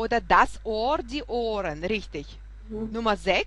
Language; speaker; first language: German; non-native, fluent; Russian